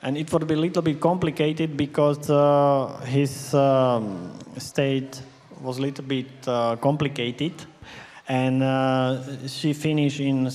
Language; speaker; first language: English; non-native, learner; Slovak